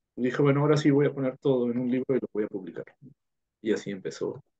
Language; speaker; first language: Spanish; native; Spanish